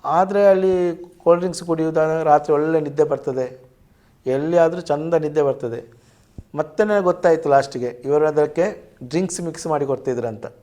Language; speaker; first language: Kannada; non-native, local second language; Tulu